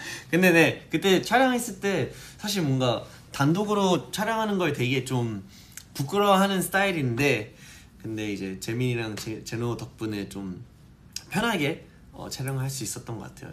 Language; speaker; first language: Korean; early bilingual, heritage; Korean